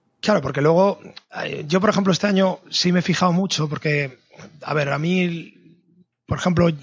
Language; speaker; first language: Spanish; native; Spanish